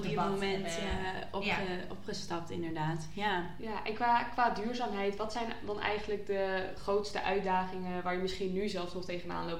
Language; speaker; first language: Dutch; native; Dutch